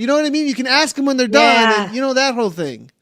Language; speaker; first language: English; native; English